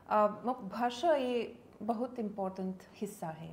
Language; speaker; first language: Hindi; non-native, learner; Lithuanian